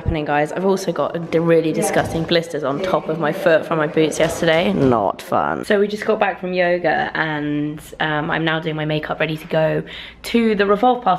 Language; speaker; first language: English; native; English